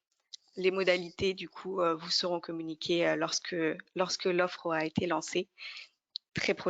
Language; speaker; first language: French; native; French